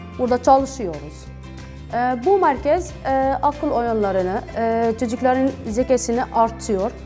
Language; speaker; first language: Turkish; non-native, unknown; Arabic